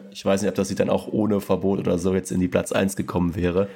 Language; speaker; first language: German; native; German